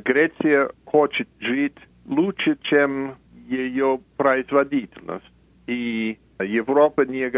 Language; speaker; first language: Russian; non-native, fluent; English